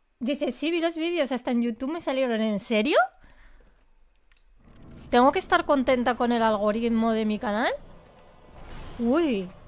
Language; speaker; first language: Spanish; native; Spanish